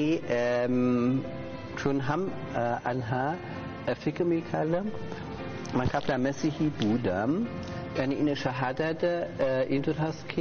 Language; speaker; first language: Persian; non-native, learner; German